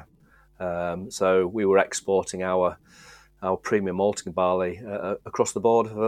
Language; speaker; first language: English; native; English